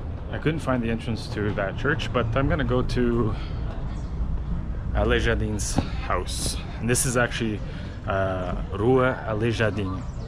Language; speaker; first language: English; native; English